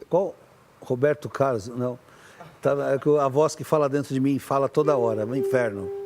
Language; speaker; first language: Portuguese; native; Portuguese